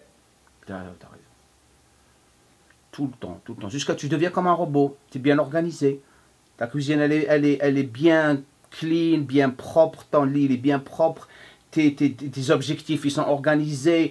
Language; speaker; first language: French; non-native, fluent; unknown